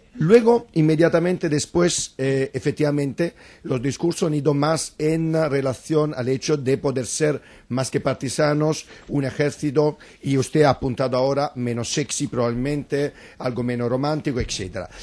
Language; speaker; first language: Spanish; non-native, fluent; Italian